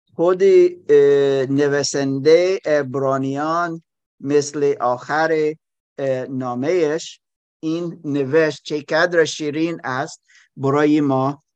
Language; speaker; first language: Persian; non-native, learner; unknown